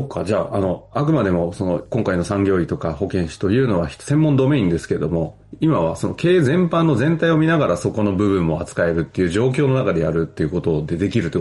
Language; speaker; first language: Japanese; native; Japanese